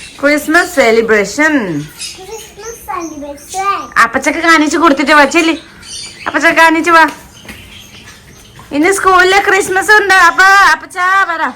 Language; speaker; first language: Malayalam; non-native, fluent; Nepali